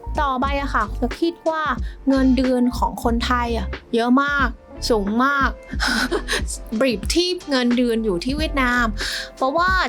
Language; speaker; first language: Thai; non-native, fluent; Vietnamese